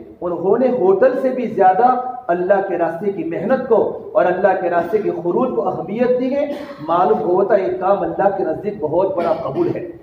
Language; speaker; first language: Urdu; non-native, local second language; Gujarati